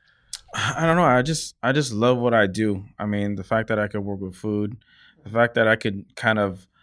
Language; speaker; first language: English; native; English